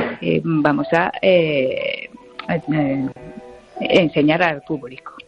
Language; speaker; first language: Spanish; non-native, learner; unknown